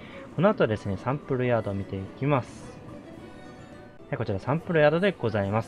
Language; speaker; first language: Japanese; native; Japanese